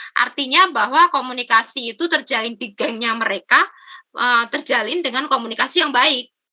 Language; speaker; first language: Indonesian; non-native, local second language; Javanese